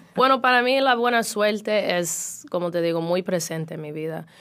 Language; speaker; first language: Spanish; early bilingual, heritage; Spanish